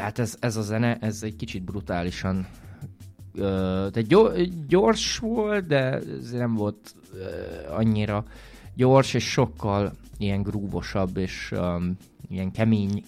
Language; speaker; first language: Hungarian; native; Hungarian